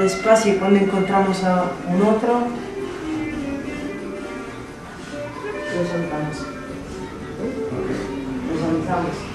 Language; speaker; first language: Spanish; non-native, fluent; Italian